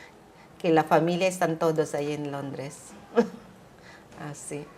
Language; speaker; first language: Spanish; non-native, learner; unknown